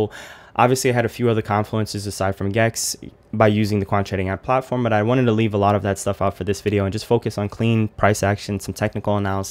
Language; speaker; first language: English; native; English